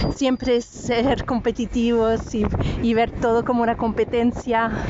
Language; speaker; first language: Spanish; non-native, fluent; French